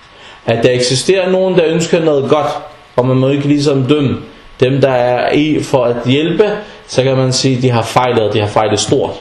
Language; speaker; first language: Danish; non-native, fluent; Arabic